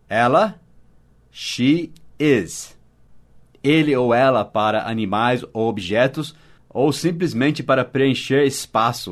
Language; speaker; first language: Portuguese; non-native, fluent; English